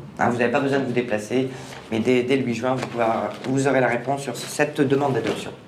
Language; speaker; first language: French; native; French